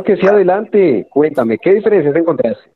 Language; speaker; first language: Spanish; native; Spanish